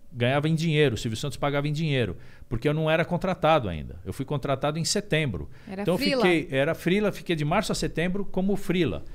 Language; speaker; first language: Portuguese; native; Portuguese